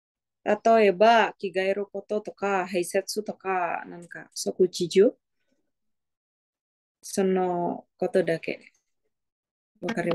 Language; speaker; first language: Japanese; non-native, learner; Indonesian